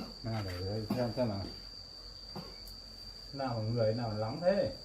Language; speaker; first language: Vietnamese; native; Vietnamese